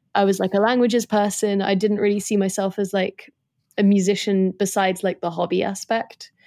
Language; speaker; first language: English; native; English